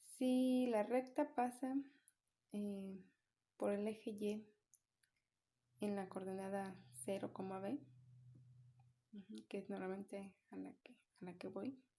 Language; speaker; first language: Spanish; native; Spanish